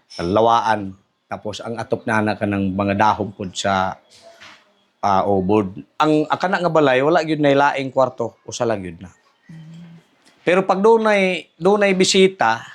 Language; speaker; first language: Cebuano; non-native, local second language; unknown